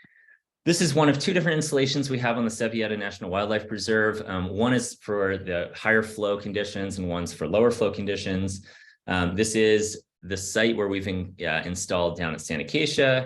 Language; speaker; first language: English; native; English